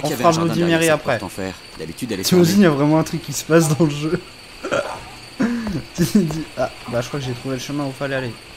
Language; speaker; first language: French; native; French